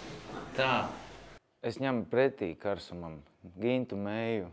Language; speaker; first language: Latvian; native; Latvian